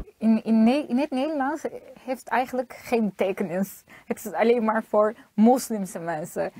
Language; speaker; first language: Dutch; non-native, fluent; Turkish